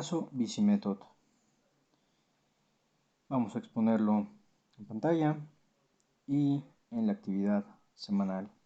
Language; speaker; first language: Spanish; native; Spanish